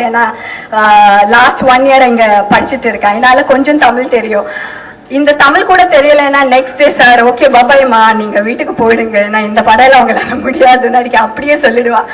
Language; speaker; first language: Tamil; non-native, learner; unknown